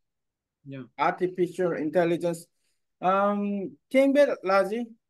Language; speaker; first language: Vietnamese; non-native, learner; Korean